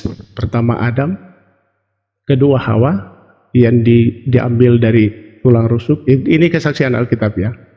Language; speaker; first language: Indonesian; native; Indonesian